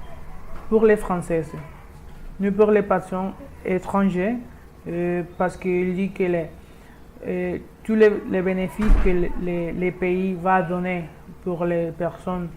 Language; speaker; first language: French; non-native, learner; Spanish